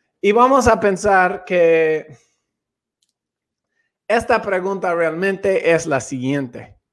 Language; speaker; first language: Spanish; non-native, fluent; English